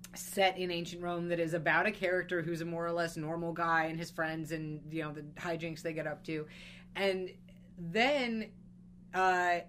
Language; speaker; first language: English; native; English